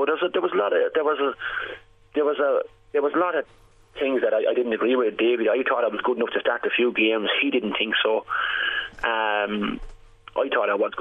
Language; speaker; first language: English; native; English